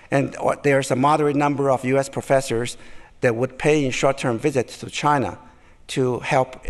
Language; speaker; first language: English; non-native, fluent; Chinese